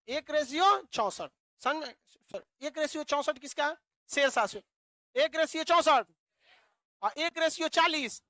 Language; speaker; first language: Hindi; native; Hindi